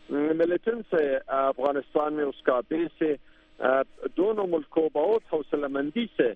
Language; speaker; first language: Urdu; non-native, fluent; Pashto